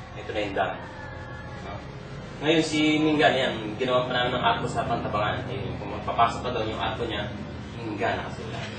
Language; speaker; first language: Filipino; native; Filipino